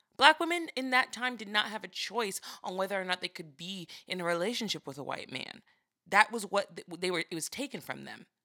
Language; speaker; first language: English; early bilingual, other home language; Yoruba